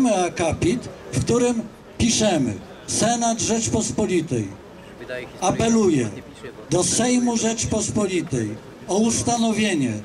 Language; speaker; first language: Polish; native; Polish